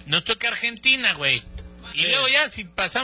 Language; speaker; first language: Spanish; native; Spanish